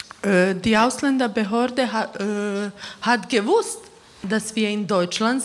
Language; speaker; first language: German; non-native, learner; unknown